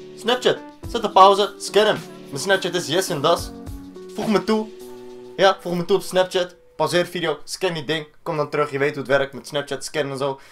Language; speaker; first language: Dutch; early bilingual, other home language; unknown